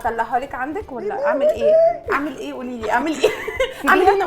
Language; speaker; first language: Arabic; native; Arabic